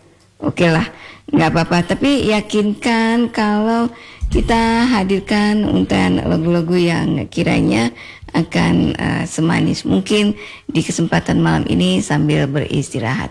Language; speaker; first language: Indonesian; native; Indonesian